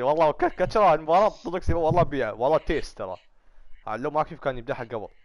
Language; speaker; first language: Arabic; native; Arabic